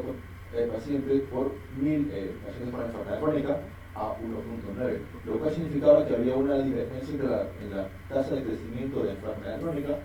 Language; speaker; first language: Spanish; native; Spanish